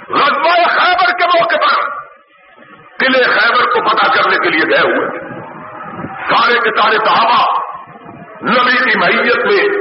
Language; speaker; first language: Urdu; non-native, local second language; Punjabi